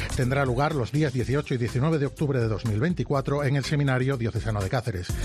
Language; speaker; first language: Spanish; native; Spanish